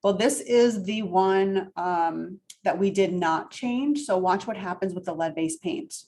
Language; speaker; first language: English; native; English